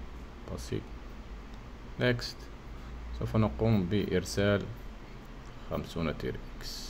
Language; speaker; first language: Arabic; native; Arabic